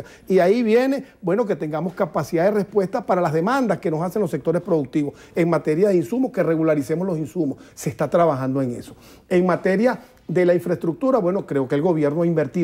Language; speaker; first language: Spanish; native; Spanish